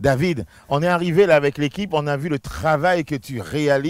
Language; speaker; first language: French; native; French